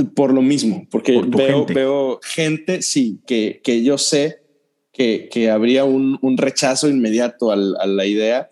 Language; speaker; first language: Spanish; native; Spanish